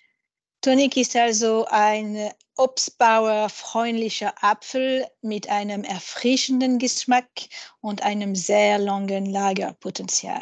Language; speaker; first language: German; non-native, fluent; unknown